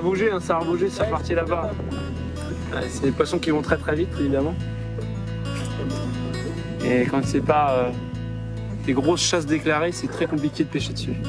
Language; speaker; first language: French; native; French